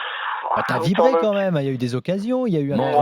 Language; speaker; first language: French; native; French